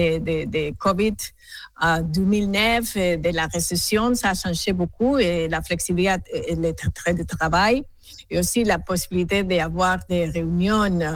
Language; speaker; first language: French; non-native, learner; Spanish